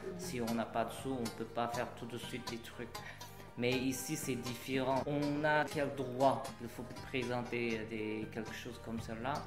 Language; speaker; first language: French; non-native, learner; Uyghur